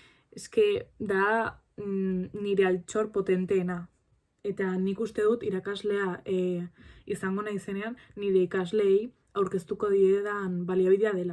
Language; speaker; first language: Basque; non-native, local second language; Spanish